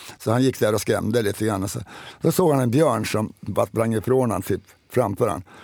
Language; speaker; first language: Swedish; native; Swedish